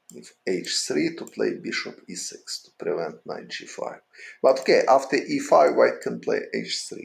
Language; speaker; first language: English; non-native, fluent; Ukrainian